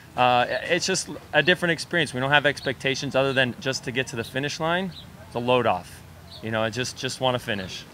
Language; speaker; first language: English; native; English